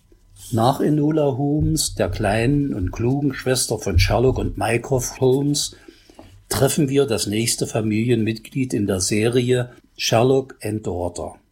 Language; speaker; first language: German; native; German